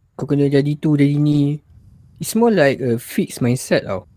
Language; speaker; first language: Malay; native; Malay